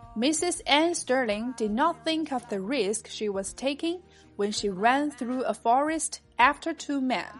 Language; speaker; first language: English; non-native, fluent; Chinese